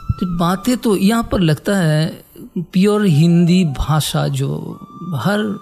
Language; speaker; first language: Hindi; non-native, local second language; Bangla